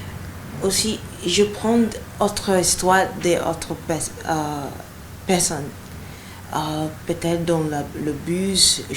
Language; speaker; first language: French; non-native, learner; Yoruba